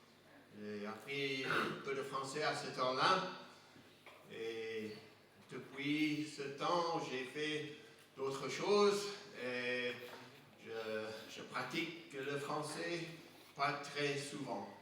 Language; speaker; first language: French; non-native, fluent; English